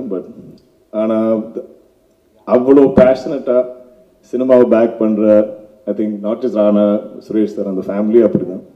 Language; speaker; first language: Tamil; non-native, local second language; Malayalam